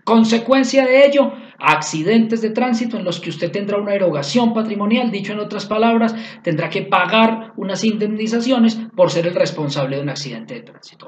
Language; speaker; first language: Spanish; native; Spanish